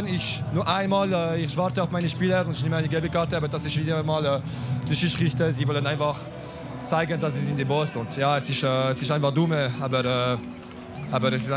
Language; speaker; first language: German; non-native, learner; French